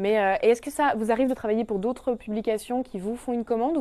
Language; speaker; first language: French; native; French